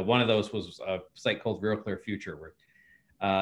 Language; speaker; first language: English; native; English